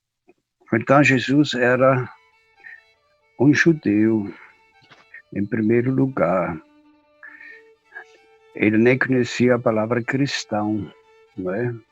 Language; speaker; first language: Portuguese; non-native, fluent; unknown